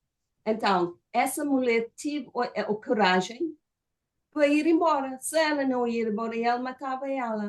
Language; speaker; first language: Portuguese; non-native, fluent; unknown